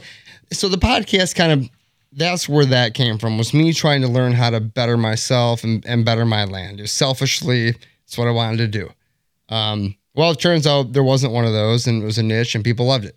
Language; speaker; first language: English; native; English